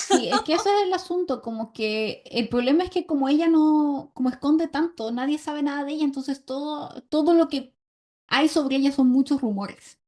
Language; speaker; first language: Spanish; native; Spanish